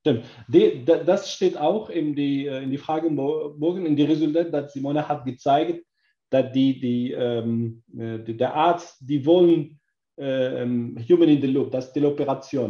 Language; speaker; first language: German; non-native, learner; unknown